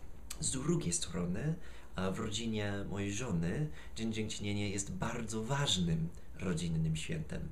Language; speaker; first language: Polish; non-native, fluent; English